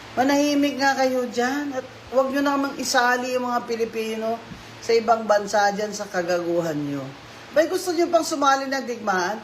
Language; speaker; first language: Filipino; non-native, local second language; Hiligaynon